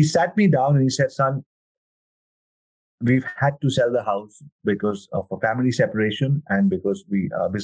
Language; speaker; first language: English; non-native, local second language; Hindi